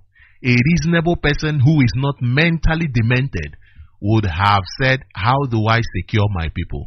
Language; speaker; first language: English; non-native, local second language; Igbo